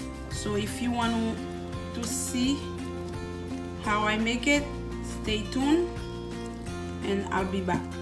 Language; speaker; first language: English; non-native, fluent; Haitian Creole